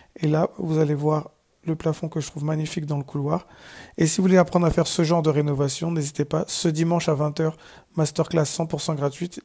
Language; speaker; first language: French; native; French